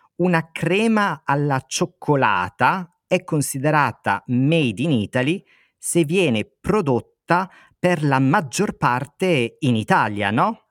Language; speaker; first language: Italian; native; Italian